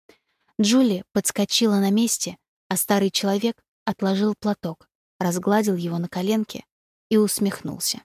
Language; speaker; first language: Russian; native; Russian